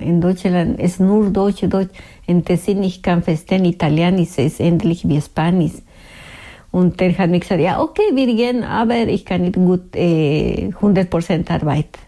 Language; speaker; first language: German; non-native, learner; Spanish